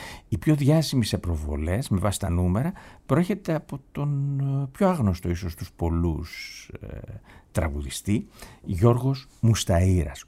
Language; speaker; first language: Greek; native; Greek